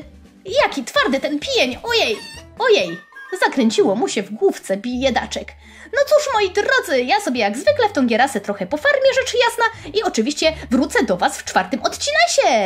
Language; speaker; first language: Polish; native; Polish